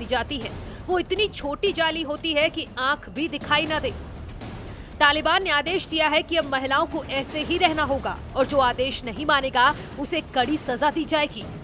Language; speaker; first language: Hindi; native; Hindi